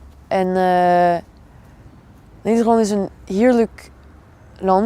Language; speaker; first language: Dutch; non-native, learner; French